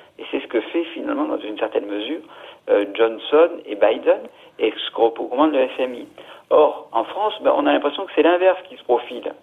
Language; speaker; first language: French; native; French